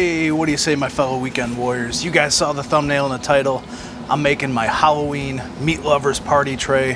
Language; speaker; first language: English; native; English